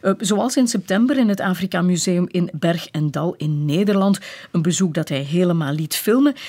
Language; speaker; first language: Dutch; native; Dutch